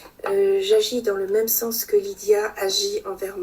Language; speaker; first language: French; native; French